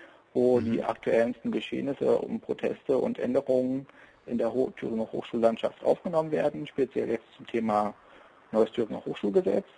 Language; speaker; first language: German; native; German